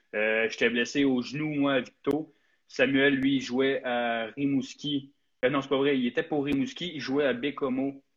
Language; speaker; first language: French; native; French